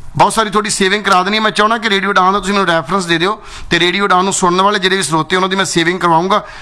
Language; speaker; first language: Punjabi; native; Punjabi